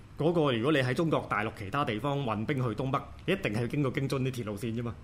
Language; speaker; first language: Cantonese; native; Cantonese